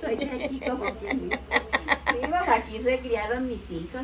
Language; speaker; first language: Spanish; native; Spanish